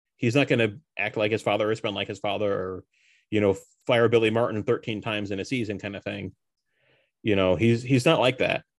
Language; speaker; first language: English; early bilingual, other home language; Spanish